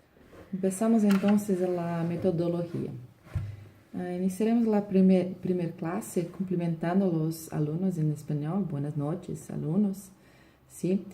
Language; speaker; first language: Spanish; non-native, learner; Portuguese